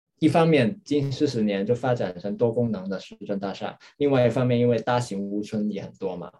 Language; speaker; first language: Chinese; non-native, local second language; Cantonese